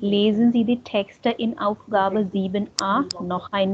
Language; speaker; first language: German; non-native, learner; Hindi